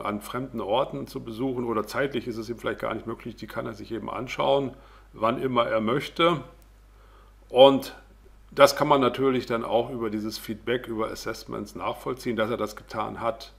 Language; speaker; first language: German; native; German